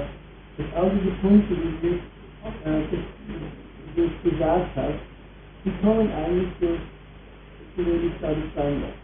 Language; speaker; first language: German; non-native, learner; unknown